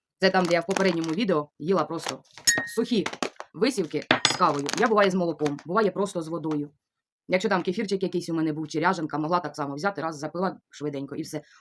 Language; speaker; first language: Ukrainian; non-native, local second language; Russian